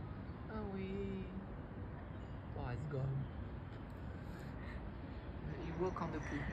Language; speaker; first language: English; non-native, learner; French